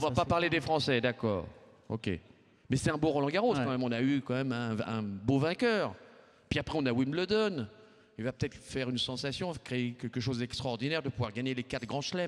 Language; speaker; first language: French; native; French